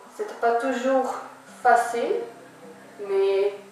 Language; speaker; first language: French; non-native, learner; Dutch